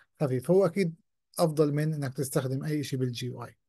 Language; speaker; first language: Arabic; native; Arabic